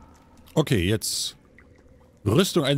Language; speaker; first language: German; native; German